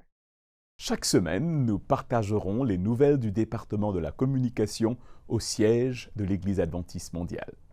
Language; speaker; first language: French; native; French